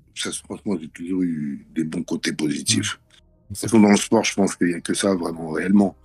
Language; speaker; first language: French; native; French